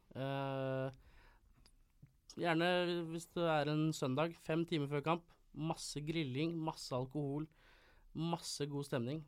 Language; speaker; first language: Norwegian; native; Norwegian